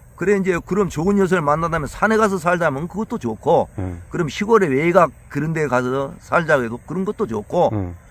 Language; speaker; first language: Korean; native; Korean